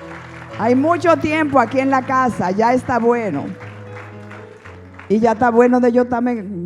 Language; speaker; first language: Spanish; native; Spanish